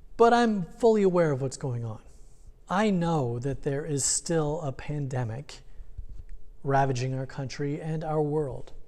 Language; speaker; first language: English; native; English